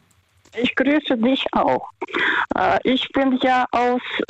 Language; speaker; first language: German; non-native, fluent; Russian